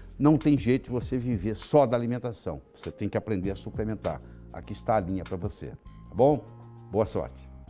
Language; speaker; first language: Portuguese; native; Portuguese